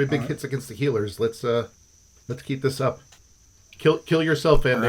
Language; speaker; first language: English; native; English